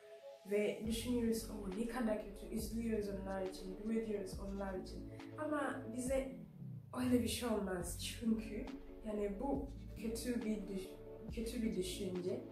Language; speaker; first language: Turkish; non-native, fluent; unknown